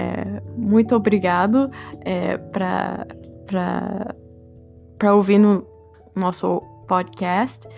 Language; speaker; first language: Portuguese; early bilingual, heritage; Portuguese